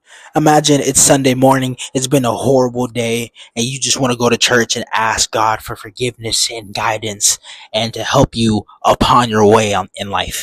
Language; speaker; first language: English; native; English